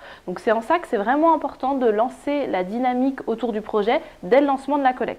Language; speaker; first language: French; native; French